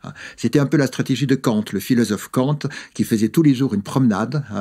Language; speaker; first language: French; native; French